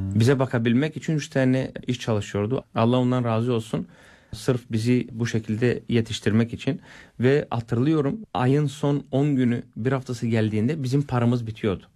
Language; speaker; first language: Turkish; non-native, fluent; Bulgarian